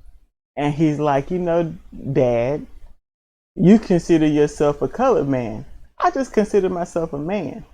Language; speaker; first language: English; native; English